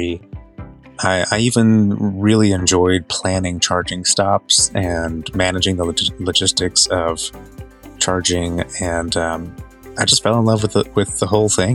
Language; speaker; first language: English; native; English